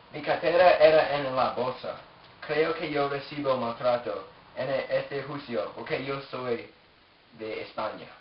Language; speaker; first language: Spanish; non-native, learner; English